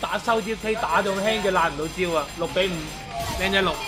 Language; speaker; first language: Chinese; native; Chinese